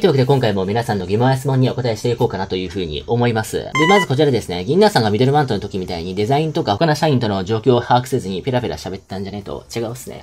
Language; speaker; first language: Japanese; native; Japanese